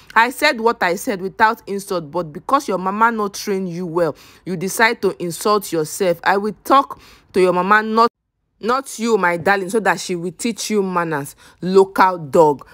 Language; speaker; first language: Nigerian Pidgin; native; Nigerian Pidgin